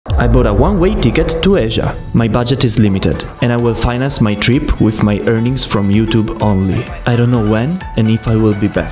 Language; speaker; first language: English; non-native, fluent; Italian